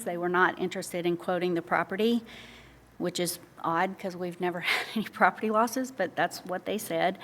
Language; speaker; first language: English; native; English